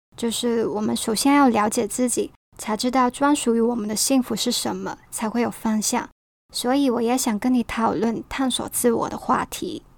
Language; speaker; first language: Chinese; non-native, local second language; Cantonese